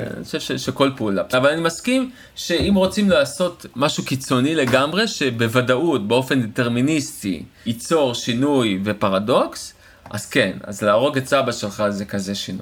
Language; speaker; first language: Hebrew; native; Hebrew